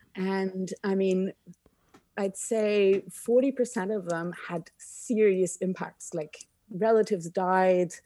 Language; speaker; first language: English; native; English